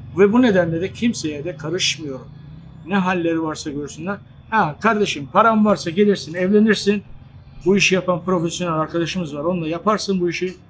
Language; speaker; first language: Turkish; native; Turkish